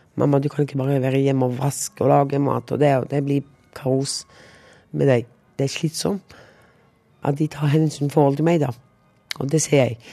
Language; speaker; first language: Norwegian; non-native, local second language; Romany